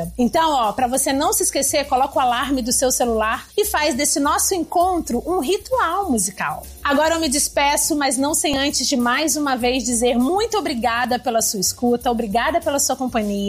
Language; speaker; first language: Portuguese; native; Portuguese